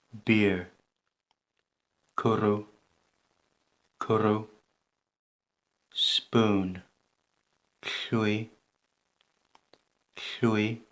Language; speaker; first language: Welsh; non-native, learner; English